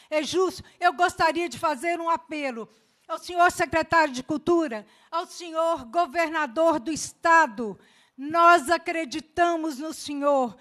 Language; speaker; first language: Portuguese; native; Portuguese